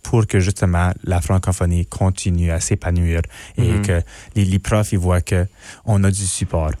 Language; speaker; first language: French; non-native, local second language; English